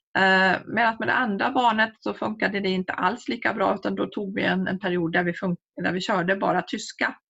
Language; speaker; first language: Swedish; native; Swedish